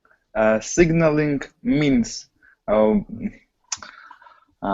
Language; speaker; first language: English; non-native, learner; Russian